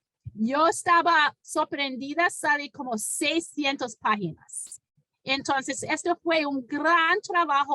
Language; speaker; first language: Spanish; non-native, fluent; English